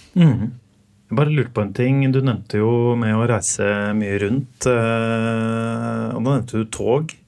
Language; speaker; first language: Norwegian; native; Norwegian